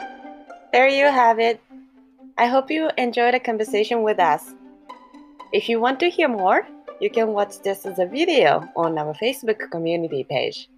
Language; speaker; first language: English; non-native, fluent; Japanese